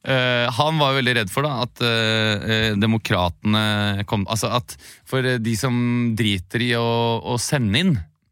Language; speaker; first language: Norwegian; native; Norwegian